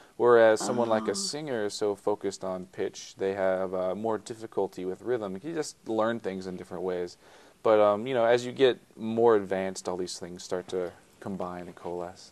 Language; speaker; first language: English; native; English